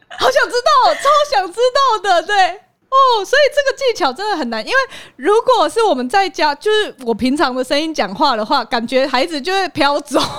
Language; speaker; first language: Chinese; native; Chinese